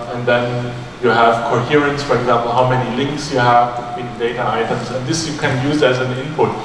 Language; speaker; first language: English; non-native, fluent; German